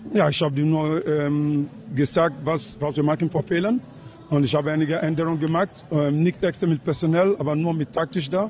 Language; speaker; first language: German; non-native, learner; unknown